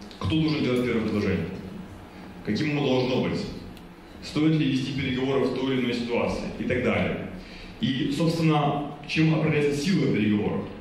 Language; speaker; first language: Russian; native; Russian